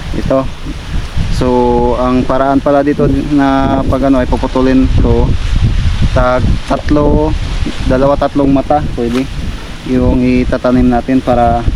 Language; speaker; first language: Filipino; non-native, local second language; Cebuano